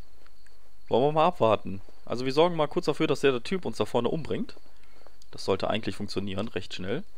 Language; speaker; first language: German; native; German